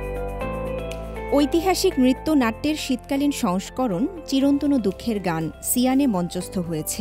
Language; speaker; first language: Bangla; native; Bangla